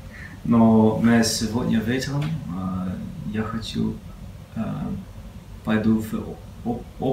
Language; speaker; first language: Russian; non-native, learner; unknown